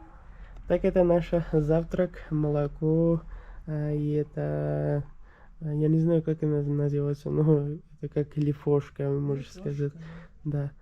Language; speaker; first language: Russian; non-native, learner; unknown